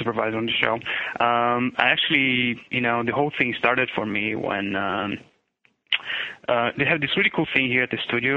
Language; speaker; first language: English; non-native, fluent; Portuguese